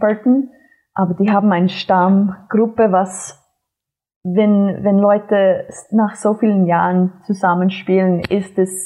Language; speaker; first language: German; non-native, fluent; English